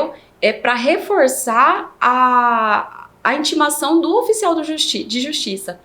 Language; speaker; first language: Portuguese; native; Portuguese